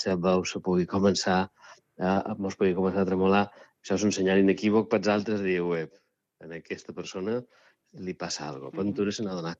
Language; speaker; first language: Catalan; native; Catalan